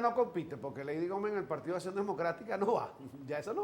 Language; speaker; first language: Spanish; native; Spanish